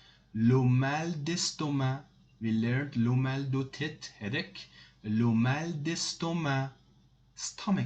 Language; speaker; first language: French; non-native, fluent; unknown